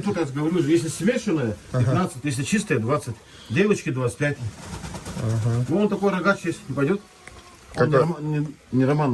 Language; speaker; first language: Russian; native; Russian